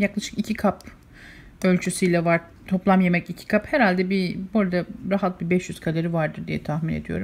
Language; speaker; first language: Turkish; native; Turkish